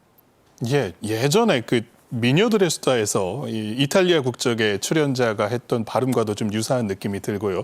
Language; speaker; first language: Korean; native; Korean